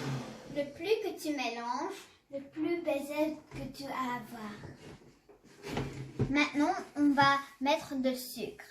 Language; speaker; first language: French; non-native, learner; English